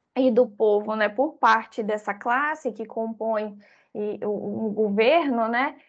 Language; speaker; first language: Portuguese; native; Portuguese